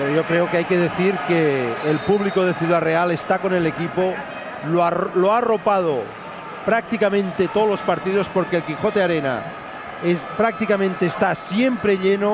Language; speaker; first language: Spanish; native; Spanish